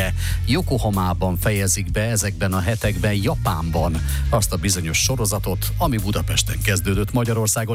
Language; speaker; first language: Hungarian; native; Hungarian